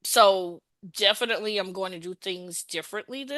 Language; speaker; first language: English; native; English